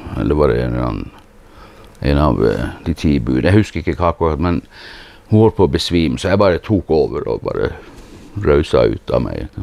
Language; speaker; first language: Norwegian; early bilingual, other home language; English